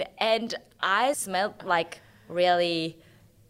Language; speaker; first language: English; non-native, fluent; Japanese